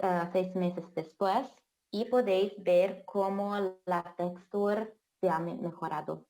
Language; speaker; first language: Spanish; non-native, fluent; Italian